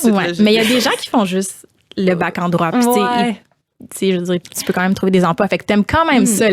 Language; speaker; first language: French; native; French